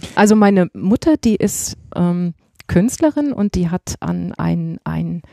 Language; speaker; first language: German; native; German